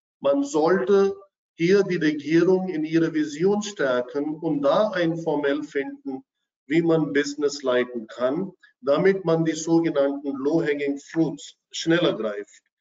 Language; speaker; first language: German; non-native, fluent; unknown